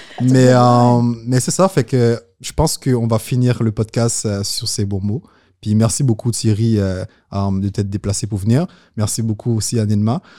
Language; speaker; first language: French; non-native, local second language; Haitian Creole